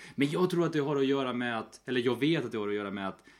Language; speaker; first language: Swedish; early bilingual, other home language; Spanish